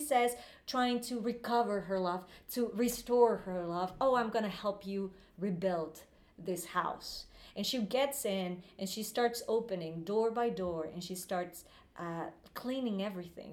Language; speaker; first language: English; non-native, fluent; Spanish